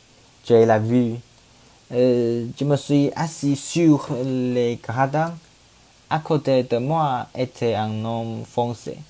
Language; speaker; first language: French; non-native, learner; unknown